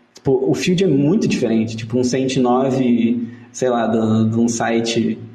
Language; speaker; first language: Portuguese; native; Portuguese